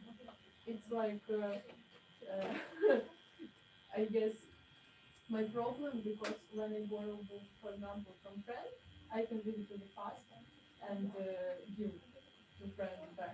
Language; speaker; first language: English; non-native, fluent; Ukrainian